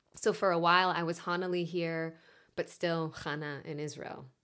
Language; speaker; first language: English; non-native, fluent; Hebrew